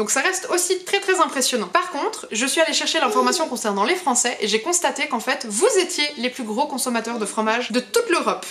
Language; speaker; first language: French; early bilingual, other home language; Hebrew